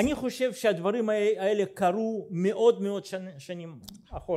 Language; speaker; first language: Hebrew; non-native, fluent; Russian